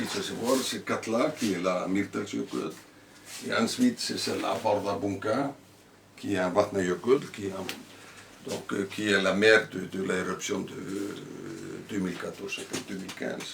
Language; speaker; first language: French; non-native, fluent; Icelandic